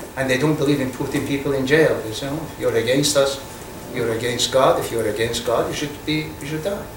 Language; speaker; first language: English; non-native, fluent; Persian